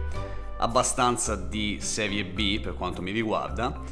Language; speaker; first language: Italian; native; Italian